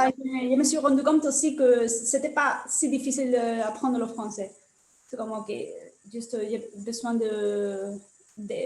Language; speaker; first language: French; non-native, learner; Spanish